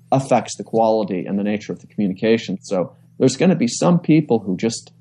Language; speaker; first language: English; native; English